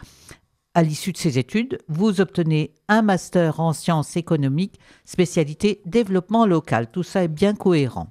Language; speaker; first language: French; native; French